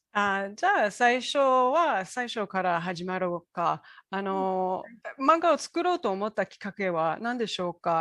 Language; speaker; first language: Japanese; non-native, fluent; English